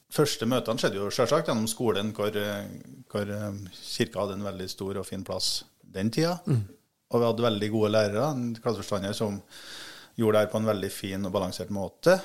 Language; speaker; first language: Norwegian; native; Norwegian